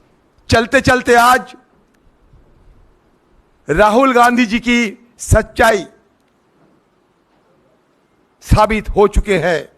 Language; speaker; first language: Hindi; non-native, local second language; Bangla